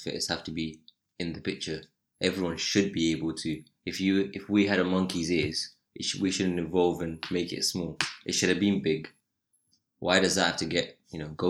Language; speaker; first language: English; native; English